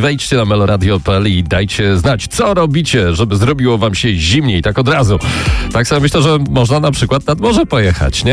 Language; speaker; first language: Polish; native; Polish